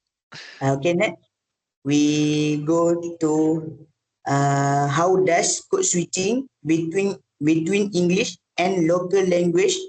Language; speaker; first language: English; non-native, learner; Malay